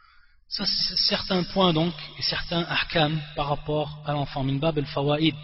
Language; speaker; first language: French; native; French